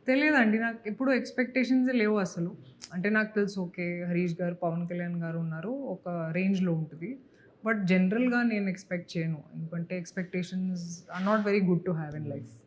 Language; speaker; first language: Telugu; non-native, local second language; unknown